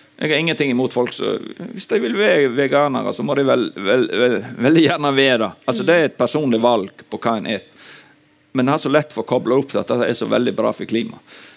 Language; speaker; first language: Norwegian; native; Norwegian